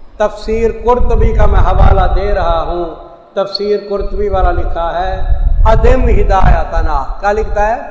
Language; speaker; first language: Urdu; non-native, local second language; Saraiki